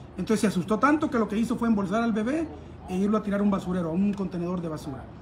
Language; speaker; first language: Spanish; native; Spanish